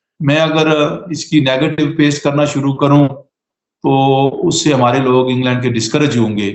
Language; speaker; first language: Urdu; non-native, local second language; Pahari-Potwari